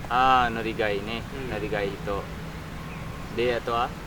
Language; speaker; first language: Japanese; non-native, learner; Indonesian